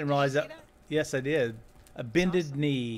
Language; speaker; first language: English; native; English